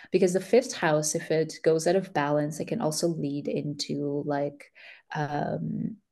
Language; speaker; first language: English; early bilingual, other home language; Macedonian